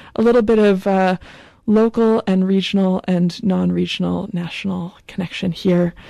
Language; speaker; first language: English; native; English